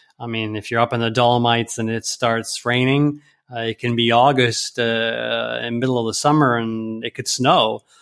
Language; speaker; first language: English; early bilingual, heritage; English